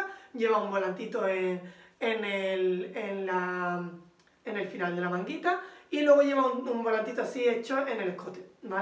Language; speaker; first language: Spanish; native; Spanish